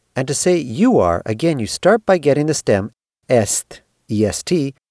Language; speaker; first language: English; native; English